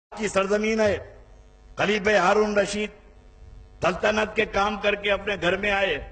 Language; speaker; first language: Urdu; native; Urdu